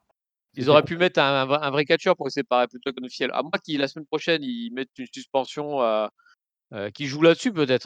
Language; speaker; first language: French; native; French